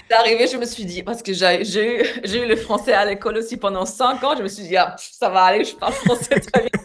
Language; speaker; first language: French; non-native, fluent; Polish